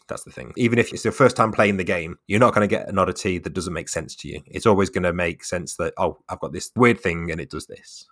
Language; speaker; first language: English; native; English